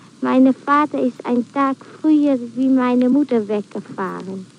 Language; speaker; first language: German; non-native, learner; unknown